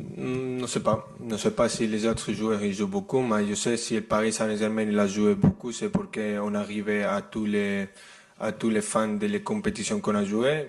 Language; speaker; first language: French; non-native, fluent; Spanish